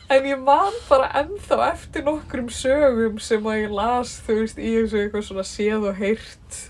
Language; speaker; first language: Icelandic; native; Icelandic